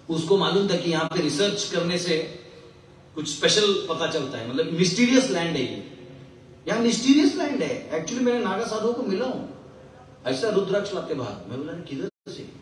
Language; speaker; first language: Hindi; native; Hindi